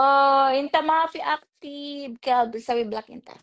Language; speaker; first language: Arabic; non-native, learner; Bangla